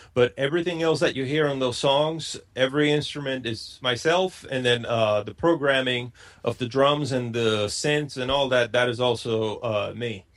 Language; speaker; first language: English; non-native, fluent; Spanish